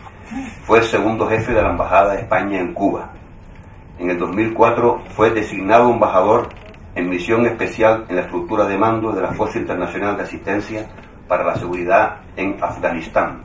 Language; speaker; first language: Spanish; native; Spanish